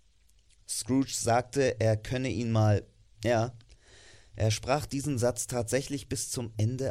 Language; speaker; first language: German; native; German